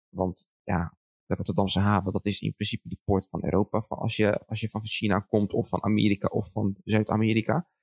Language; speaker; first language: Dutch; early bilingual, other home language; Arabic